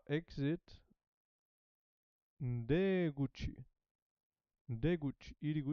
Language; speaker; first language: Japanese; non-native, learner; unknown